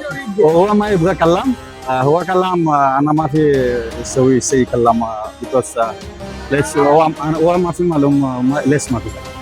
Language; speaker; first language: Arabic; non-native, learner; Bangla